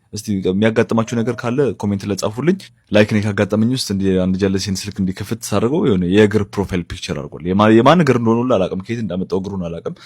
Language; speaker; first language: Amharic; native; Amharic